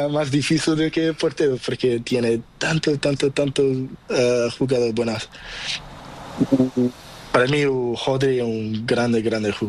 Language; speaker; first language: Spanish; non-native, learner; Portuguese